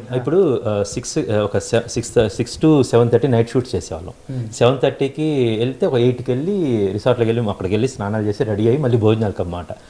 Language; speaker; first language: Telugu; native; Telugu